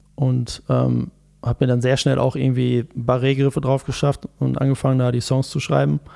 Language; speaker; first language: German; native; German